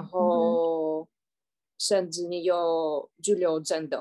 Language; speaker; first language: Chinese; non-native, fluent; Russian